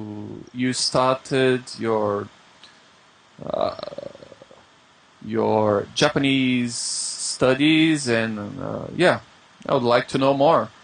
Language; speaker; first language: English; non-native, fluent; Portuguese